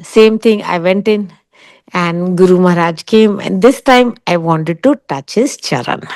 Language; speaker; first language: English; non-native, local second language; Punjabi